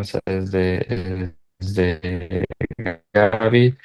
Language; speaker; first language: Spanish; native; Spanish